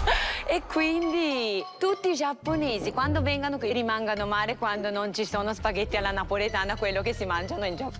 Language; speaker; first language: Italian; non-native, fluent; Japanese